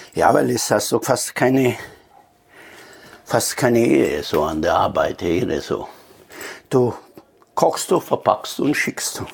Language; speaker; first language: German; non-native, fluent; Italian